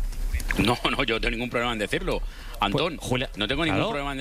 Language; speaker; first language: Spanish; native; Spanish